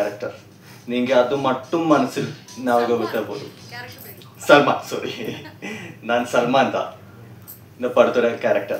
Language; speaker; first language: Tamil; non-native, fluent; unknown